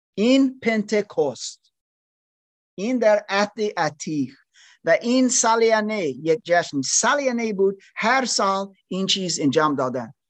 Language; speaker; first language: Persian; non-native, learner; German